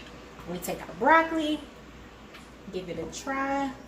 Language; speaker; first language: English; native; English